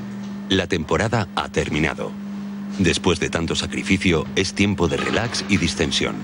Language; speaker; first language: Spanish; native; Spanish